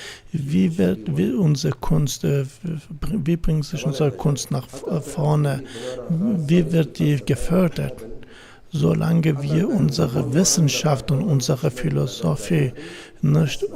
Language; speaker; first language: German; non-native, fluent; Kurdish